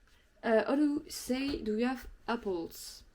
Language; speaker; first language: English; non-native, learner; French